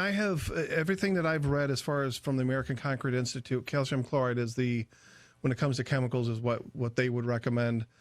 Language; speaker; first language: English; native; English